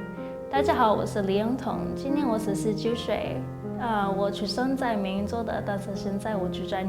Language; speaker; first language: Chinese; early bilingual, heritage; Chinese